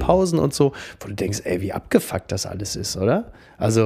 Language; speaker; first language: German; native; German